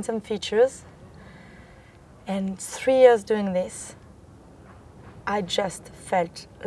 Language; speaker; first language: English; non-native, fluent; French